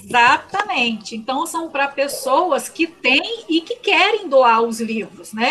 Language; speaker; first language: Portuguese; native; Portuguese